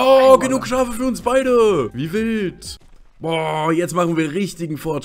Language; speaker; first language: German; native; German